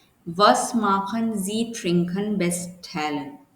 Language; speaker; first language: German; non-native, learner; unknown